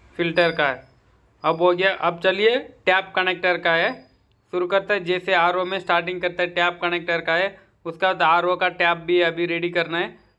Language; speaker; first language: Hindi; non-native, local second language; Tamil